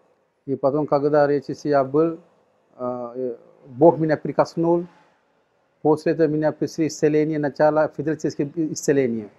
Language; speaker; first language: Russian; non-native, learner; Sinhala